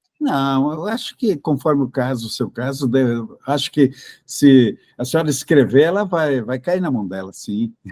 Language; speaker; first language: Portuguese; native; Portuguese